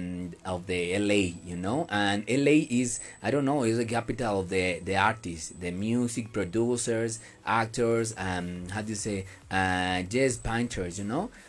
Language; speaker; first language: English; non-native, learner; Spanish